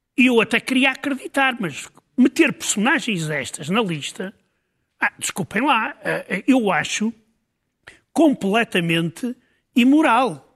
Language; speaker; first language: Portuguese; native; Portuguese